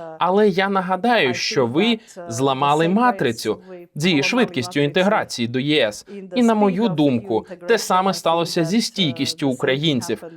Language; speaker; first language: Ukrainian; native; Ukrainian